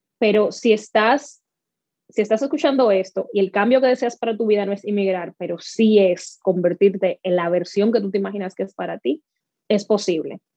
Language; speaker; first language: Spanish; native; Spanish